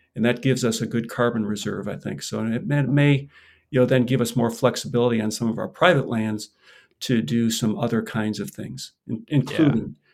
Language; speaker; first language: English; native; English